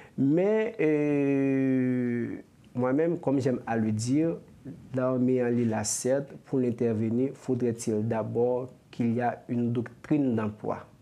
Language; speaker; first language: French; non-native, local second language; Haitian Creole